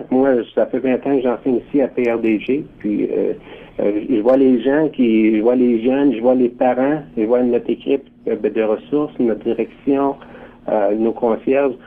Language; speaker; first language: French; native; French